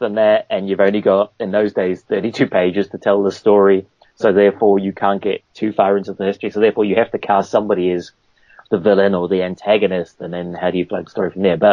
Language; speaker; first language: English; native; English